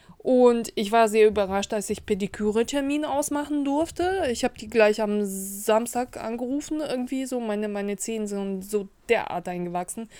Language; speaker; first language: German; early bilingual, other home language; Russian